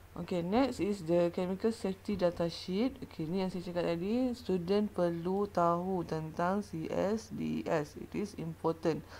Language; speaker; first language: English; non-native, local second language; Malay